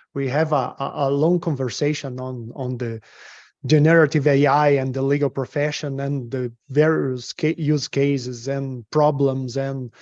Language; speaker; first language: English; non-native, fluent; Portuguese